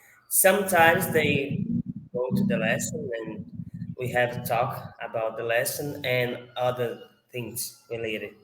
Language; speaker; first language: English; non-native, fluent; Portuguese